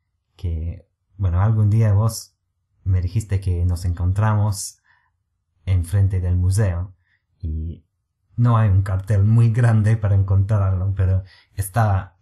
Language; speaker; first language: Spanish; non-native, fluent; English